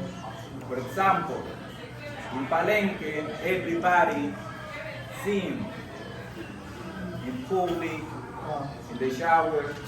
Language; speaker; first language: English; non-native, fluent; Spanish